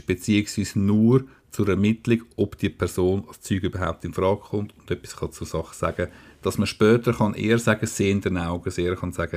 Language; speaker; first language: German; native; German